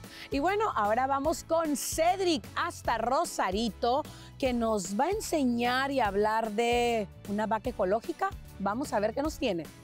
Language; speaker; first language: Spanish; native; Spanish